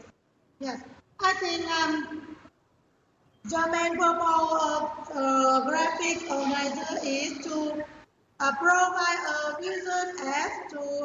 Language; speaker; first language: English; non-native, learner; Vietnamese